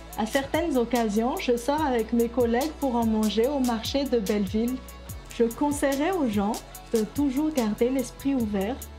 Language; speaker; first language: French; non-native, local second language; Malagasy